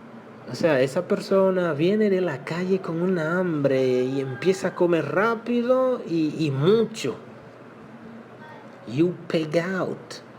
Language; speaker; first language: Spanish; non-native, local second language; Haitian Creole